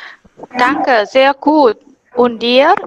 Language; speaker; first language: German; non-native, fluent; Indonesian